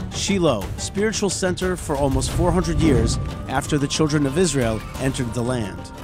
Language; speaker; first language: English; native; English